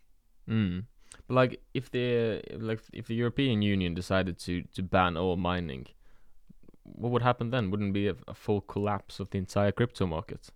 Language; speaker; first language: English; non-native, fluent; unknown